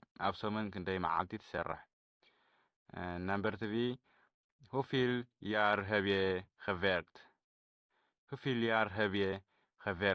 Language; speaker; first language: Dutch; non-native, learner; Tigrinya